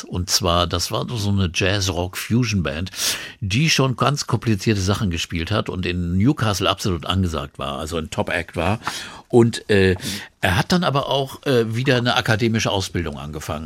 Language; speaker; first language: German; native; German